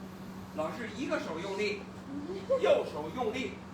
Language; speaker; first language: Chinese; native; Chinese